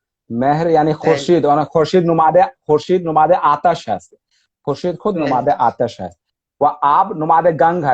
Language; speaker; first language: Persian; non-native, fluent; Hindi